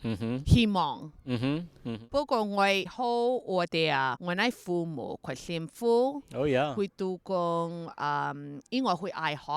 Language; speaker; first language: Cantonese; early bilingual, heritage; Cantonese